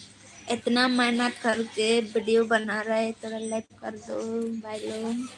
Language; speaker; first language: Hindi; non-native, local second language; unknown